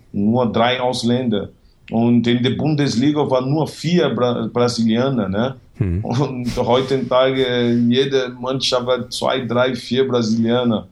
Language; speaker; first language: German; non-native, learner; Portuguese